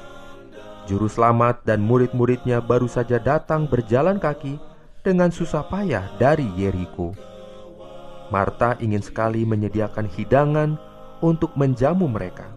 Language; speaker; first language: Indonesian; native; Indonesian